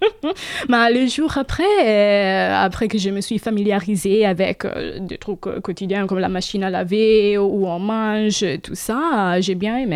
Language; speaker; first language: French; non-native, fluent; Italian